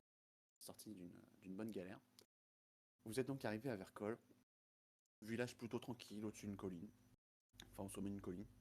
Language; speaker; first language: French; native; French